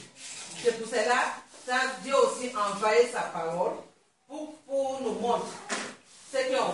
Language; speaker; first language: French; non-native, learner; Swahili